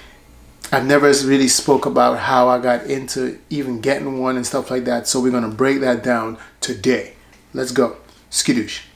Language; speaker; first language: English; native; English